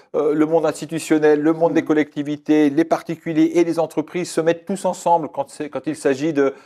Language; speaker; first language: French; native; French